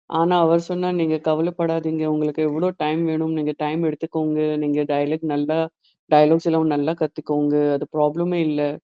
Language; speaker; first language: Tamil; non-native, learner; Gujarati